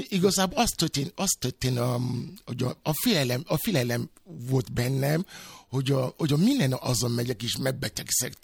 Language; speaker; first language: Hungarian; non-native, fluent; Yoruba